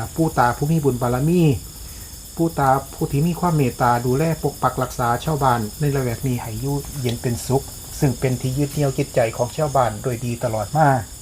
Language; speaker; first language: Thai; native; Thai